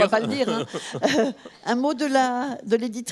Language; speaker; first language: French; native; French